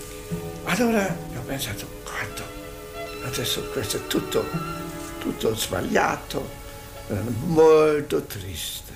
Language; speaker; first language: Italian; non-native, learner; Hungarian